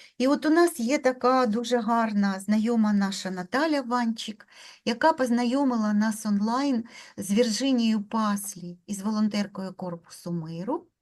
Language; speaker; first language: Ukrainian; non-native, local second language; Russian